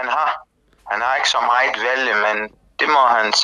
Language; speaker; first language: Danish; non-native, learner; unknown